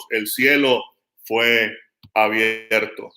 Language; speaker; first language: Spanish; native; Spanish